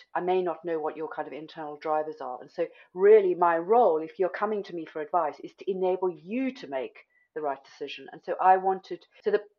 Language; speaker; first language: English; native; English